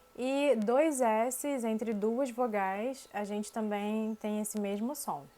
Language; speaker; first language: Portuguese; native; Portuguese